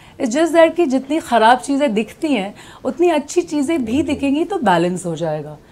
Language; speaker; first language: Hindi; native; Hindi